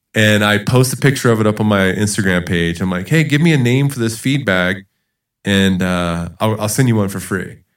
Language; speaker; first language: English; native; English